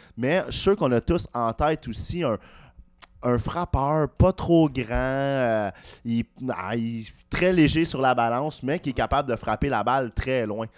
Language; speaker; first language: French; native; French